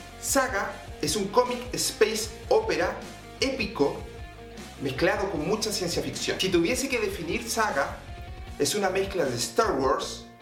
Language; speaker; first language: Spanish; native; Spanish